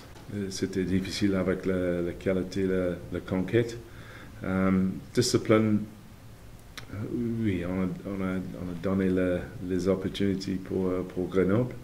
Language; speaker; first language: French; non-native, fluent; English